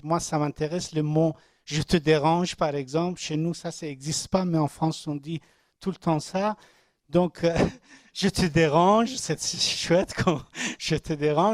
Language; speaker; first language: French; non-native, learner; Persian